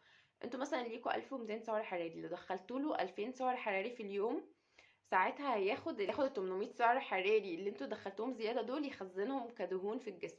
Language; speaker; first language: Arabic; native; Arabic